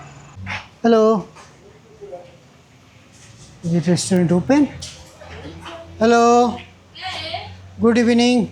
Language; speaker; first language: English; non-native, fluent; Bangla